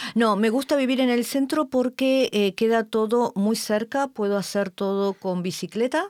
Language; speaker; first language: Spanish; native; Spanish